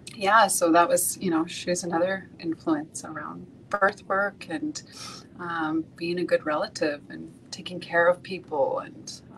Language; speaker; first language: English; native; English